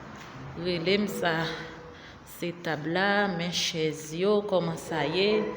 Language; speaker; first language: French; non-native, learner; Haitian Creole